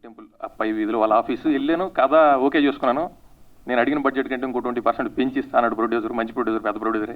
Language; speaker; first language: Telugu; native; Telugu